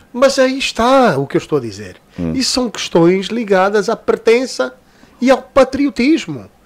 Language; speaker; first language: Portuguese; native; Portuguese